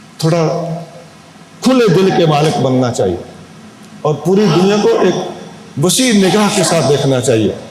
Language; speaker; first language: Urdu; non-native, local second language; Punjabi